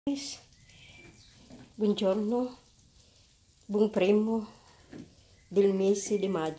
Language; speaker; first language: Italian; non-native, learner; Filipino